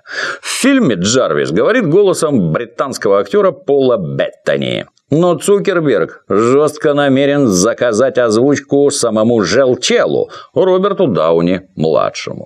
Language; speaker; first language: Russian; native; Russian